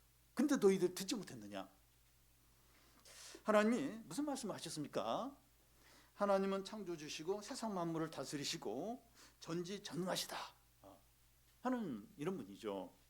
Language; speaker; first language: Korean; native; Korean